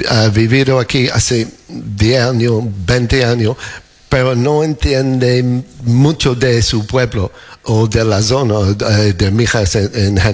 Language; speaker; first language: Spanish; non-native, learner; English